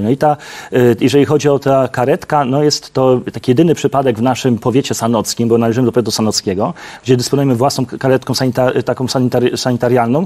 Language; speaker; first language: Polish; native; Polish